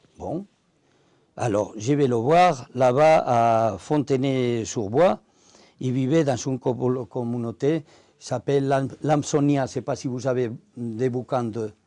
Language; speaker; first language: French; non-native, fluent; Spanish